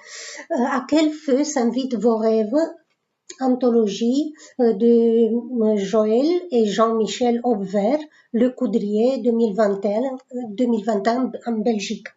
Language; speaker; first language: French; non-native, fluent; Romanian